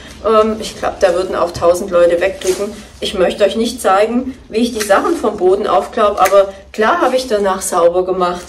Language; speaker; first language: German; native; German